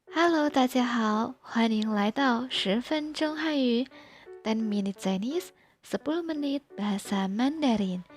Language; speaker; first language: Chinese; non-native, fluent; Indonesian